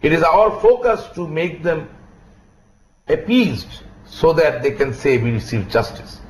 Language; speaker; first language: English; non-native, local second language; Bangla